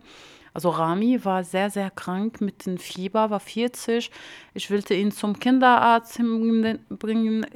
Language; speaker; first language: German; non-native, learner; Arabic